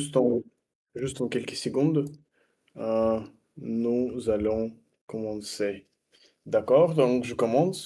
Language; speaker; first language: French; non-native, learner; Russian